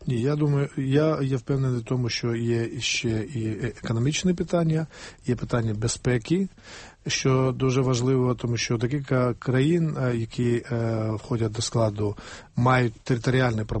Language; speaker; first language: Ukrainian; non-native, fluent; Georgian